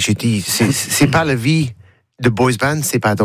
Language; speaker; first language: French; non-native, learner; English